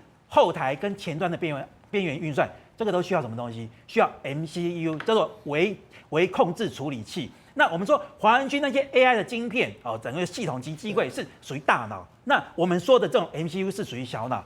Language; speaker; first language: Chinese; native; Chinese